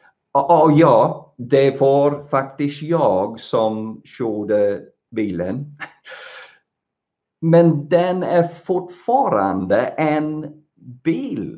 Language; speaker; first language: Swedish; non-native, fluent; English